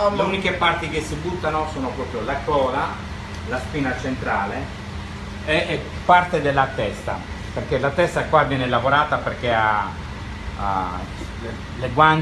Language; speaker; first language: Italian; native; Italian